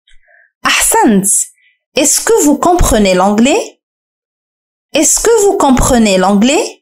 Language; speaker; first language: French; non-native, fluent; Arabic